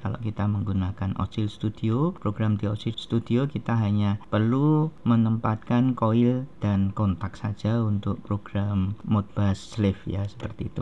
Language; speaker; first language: Indonesian; native; Indonesian